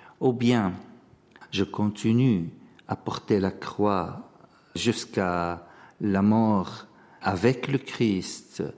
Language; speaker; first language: French; non-native, fluent; Arabic